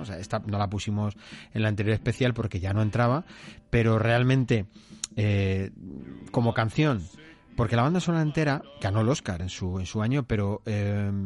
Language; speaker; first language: Spanish; native; Spanish